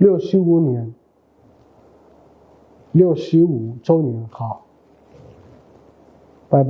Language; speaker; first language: Chinese; non-native, learner; Somali